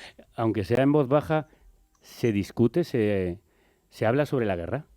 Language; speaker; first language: Spanish; native; Spanish